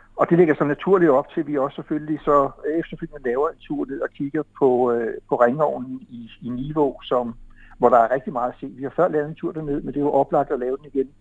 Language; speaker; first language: Danish; native; Danish